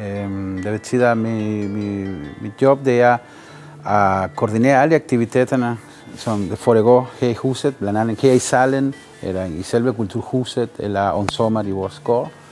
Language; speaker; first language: Danish; non-native, fluent; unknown